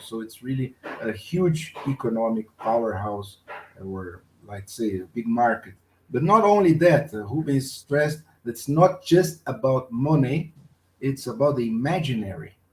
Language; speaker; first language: English; non-native, fluent; Portuguese